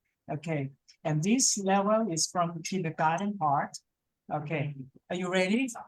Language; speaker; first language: English; non-native, fluent; Thai